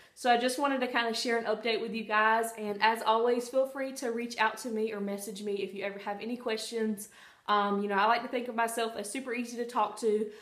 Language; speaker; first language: English; native; English